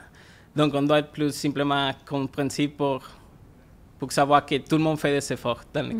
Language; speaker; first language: French; non-native, fluent; Spanish